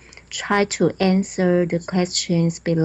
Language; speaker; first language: English; non-native, learner; Chinese